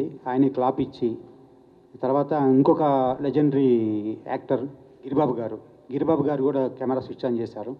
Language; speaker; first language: Telugu; native; Telugu